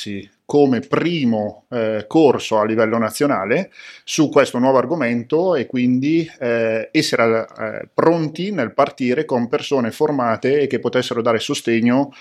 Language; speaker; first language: Italian; native; Italian